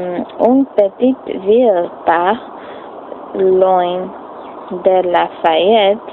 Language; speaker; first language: French; non-native, learner; English